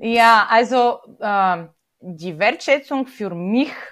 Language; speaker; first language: German; non-native, fluent; Bulgarian